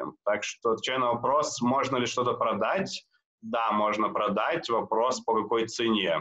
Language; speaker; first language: Russian; native; Russian